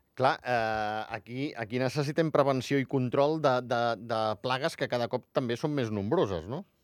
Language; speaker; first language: Catalan; native; Catalan